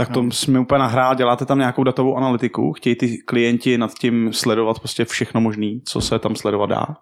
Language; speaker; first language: Czech; native; Czech